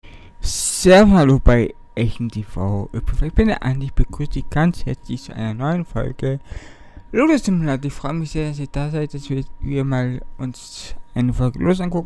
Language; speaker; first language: German; native; German